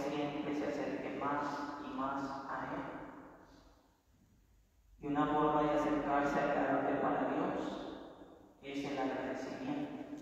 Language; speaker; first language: Spanish; native; Spanish